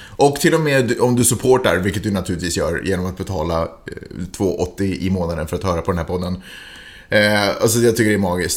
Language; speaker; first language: Swedish; native; Swedish